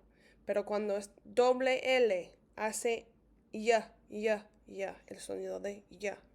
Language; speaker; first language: Spanish; non-native, fluent; English